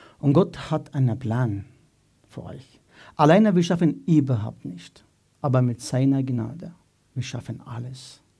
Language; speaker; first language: German; non-native, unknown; Arabic